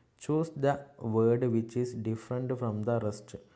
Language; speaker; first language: English; non-native, local second language; Malayalam